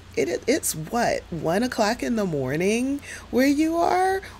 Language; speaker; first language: English; native; English